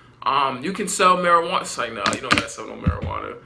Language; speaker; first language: English; native; English